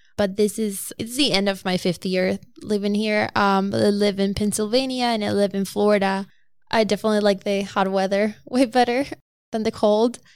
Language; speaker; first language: English; non-native, fluent; Spanish